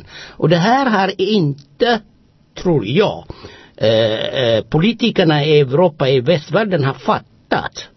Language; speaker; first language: Swedish; non-native, fluent; Amharic